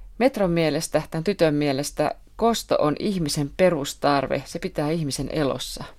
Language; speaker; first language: Finnish; native; Finnish